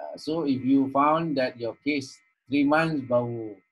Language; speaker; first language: English; non-native, local second language; Malay